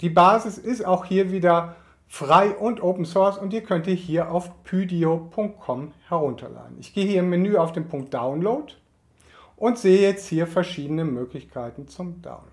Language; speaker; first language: German; native; German